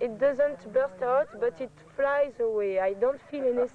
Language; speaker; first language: English; non-native, fluent; French